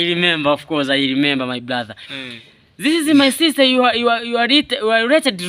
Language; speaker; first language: English; non-native, learner; Swahili